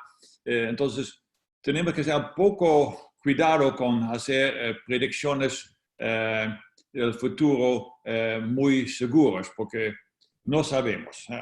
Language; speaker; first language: Spanish; non-native, fluent; Dutch